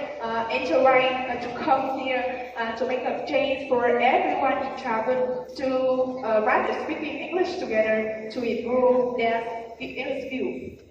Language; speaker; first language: English; non-native, learner; Vietnamese